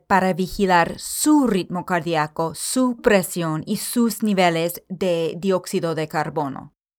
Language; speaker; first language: Spanish; non-native, fluent; English